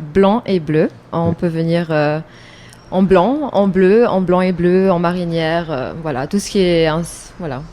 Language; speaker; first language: French; native; French